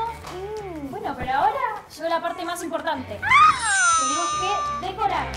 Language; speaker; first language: Spanish; native; Spanish